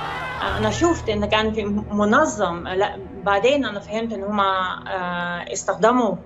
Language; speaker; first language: Arabic; non-native, fluent; Dutch